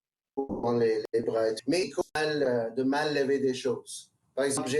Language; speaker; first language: French; non-native, local second language; English